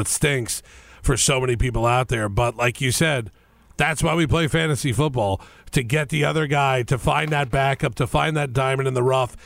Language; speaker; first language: English; native; English